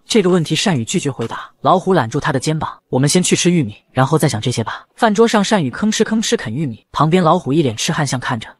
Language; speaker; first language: Chinese; native; Chinese